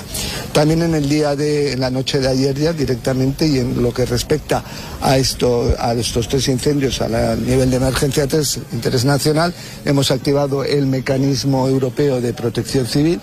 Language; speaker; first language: Spanish; native; Spanish